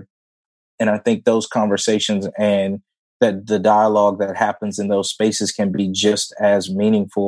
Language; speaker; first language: English; native; English